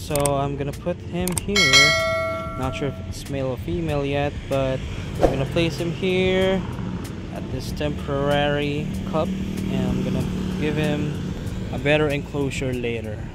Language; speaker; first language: English; non-native, local second language; Filipino